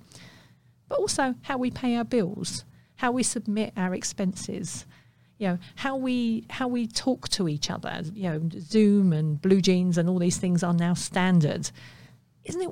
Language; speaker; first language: English; native; English